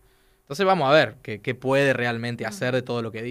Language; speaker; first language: Spanish; native; Spanish